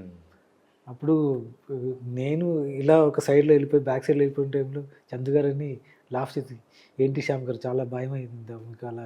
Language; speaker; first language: Telugu; non-native, learner; Malayalam